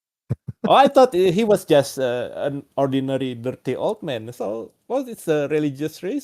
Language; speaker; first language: English; non-native, learner; Indonesian